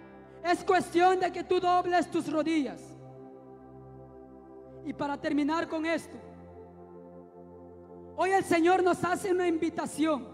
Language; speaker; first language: Spanish; native; Spanish